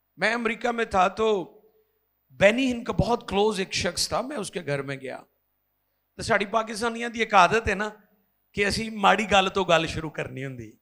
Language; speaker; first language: Urdu; non-native, local second language; Punjabi